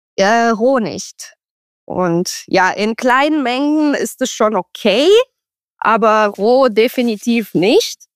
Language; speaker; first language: German; non-native, fluent; Romanian